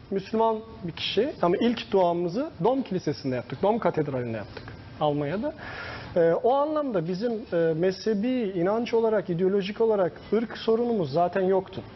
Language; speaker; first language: Turkish; early bilingual, heritage; Turkish